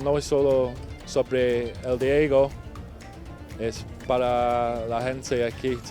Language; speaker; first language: Spanish; non-native, fluent; English